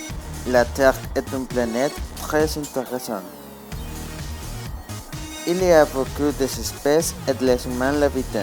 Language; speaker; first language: French; non-native, learner; Spanish